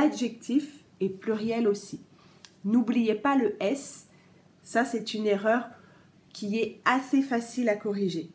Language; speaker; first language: French; native; French